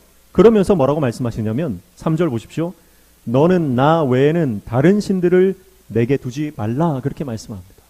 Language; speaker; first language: Korean; native; Korean